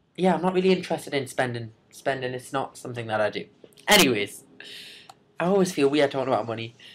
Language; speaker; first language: English; native; English